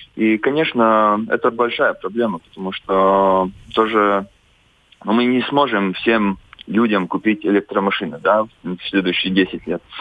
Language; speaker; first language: Russian; non-native, local second language; Latvian